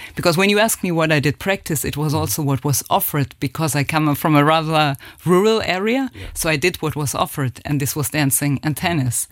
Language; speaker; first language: English; non-native, fluent; German